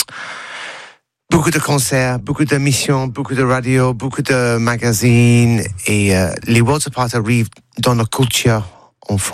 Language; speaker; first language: French; non-native, fluent; English